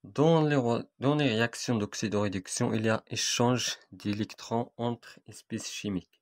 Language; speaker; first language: French; non-native, local second language; Arabic